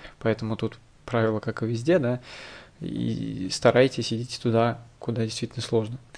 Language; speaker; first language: Russian; native; Russian